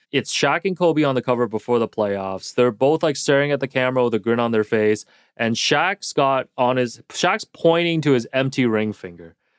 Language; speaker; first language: English; native; English